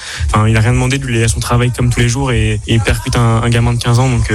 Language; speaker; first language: French; native; French